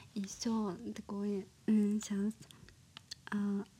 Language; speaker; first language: Russian; non-native, learner; Chinese